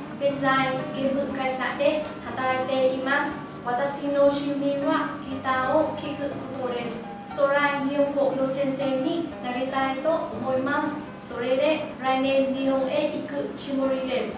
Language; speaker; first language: Japanese; non-native, learner; Vietnamese